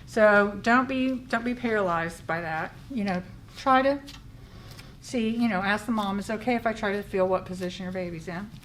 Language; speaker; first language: English; native; English